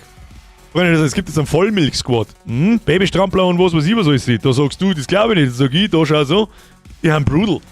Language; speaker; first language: German; native; German